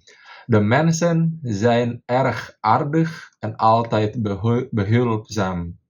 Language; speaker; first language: Dutch; non-native, fluent; Indonesian